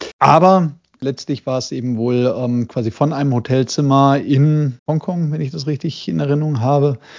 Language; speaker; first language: German; native; German